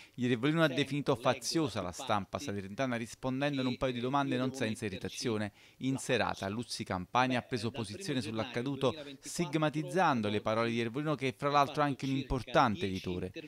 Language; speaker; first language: Italian; native; Italian